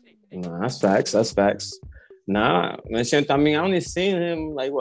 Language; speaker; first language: English; early bilingual, other home language; Spanish